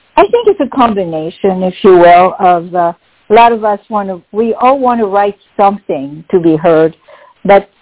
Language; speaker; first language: English; non-native, fluent; French